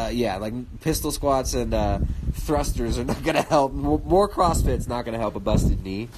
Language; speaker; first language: English; native; English